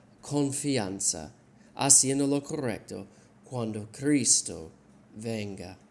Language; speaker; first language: Spanish; non-native, learner; English